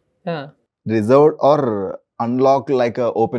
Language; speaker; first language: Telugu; native; Telugu